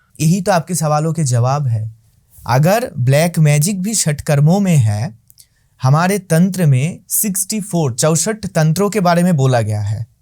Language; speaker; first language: Hindi; non-native, local second language; Bangla